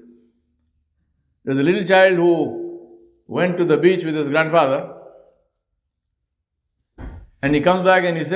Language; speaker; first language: English; non-native, local second language; Urdu